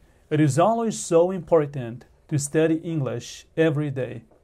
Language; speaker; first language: English; non-native, fluent; Portuguese